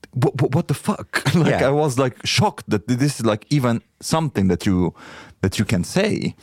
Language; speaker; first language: English; non-native, fluent; Arabic